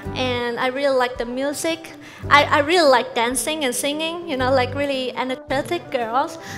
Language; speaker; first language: English; non-native, fluent; Vietnamese